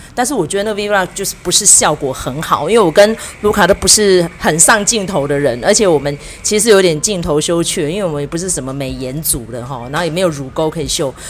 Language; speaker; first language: Chinese; native; Chinese